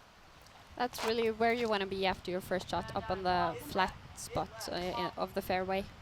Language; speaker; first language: English; non-native, fluent; Norwegian